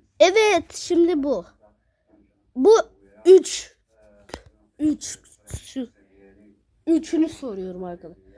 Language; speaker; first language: Turkish; early bilingual, other home language; Arabic